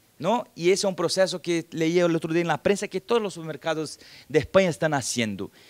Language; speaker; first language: Spanish; non-native, fluent; Portuguese